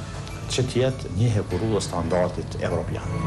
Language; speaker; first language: Albanian; native; Albanian